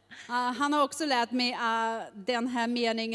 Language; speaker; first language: Swedish; non-native, learner; German